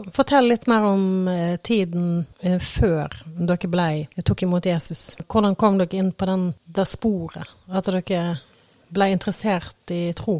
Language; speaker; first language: Norwegian; native; Norwegian